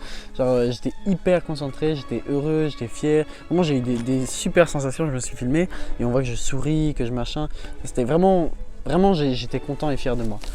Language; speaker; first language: French; native; French